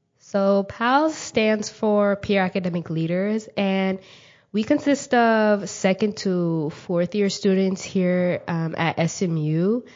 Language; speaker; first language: English; early bilingual, other home language; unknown